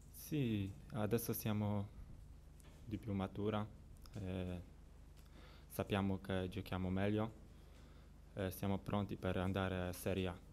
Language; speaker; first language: Italian; non-native, learner; Polish